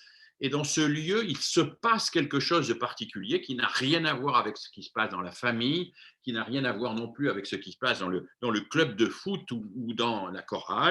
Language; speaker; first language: French; native; French